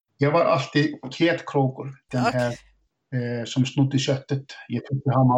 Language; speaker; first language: Swedish; non-native, fluent; Icelandic